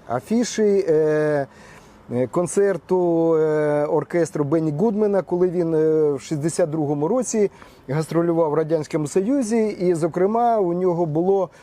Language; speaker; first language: Ukrainian; native; Ukrainian